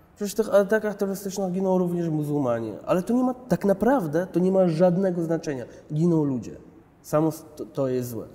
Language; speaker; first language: Polish; early bilingual, other home language; Chechen